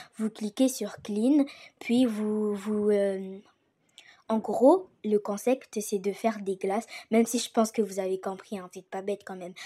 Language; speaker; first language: French; native; French